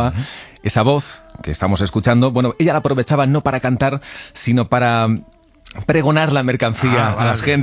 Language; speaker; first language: Spanish; native; Spanish